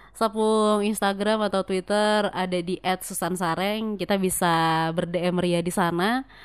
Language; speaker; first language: Indonesian; native; Indonesian